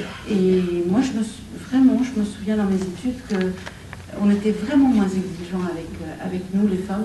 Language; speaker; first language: French; native; French